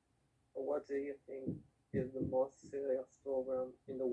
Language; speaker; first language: English; non-native, learner; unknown